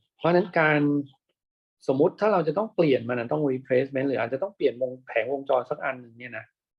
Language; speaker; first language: Thai; native; Thai